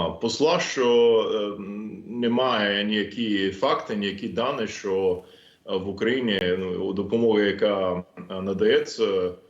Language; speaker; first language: Ukrainian; non-native, fluent; English